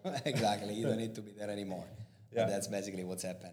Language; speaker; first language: English; non-native, fluent; Italian